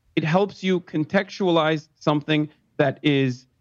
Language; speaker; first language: English; non-native, fluent; Turkish